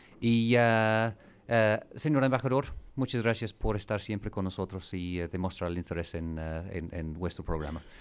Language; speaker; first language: Spanish; non-native, fluent; English